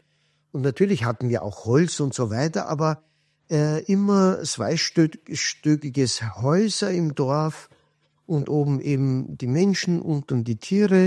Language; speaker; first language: German; non-native, fluent; Kurdish